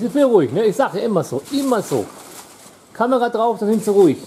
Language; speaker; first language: German; native; German